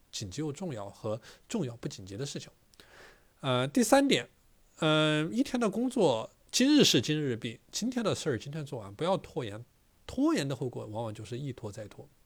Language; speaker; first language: Chinese; native; Chinese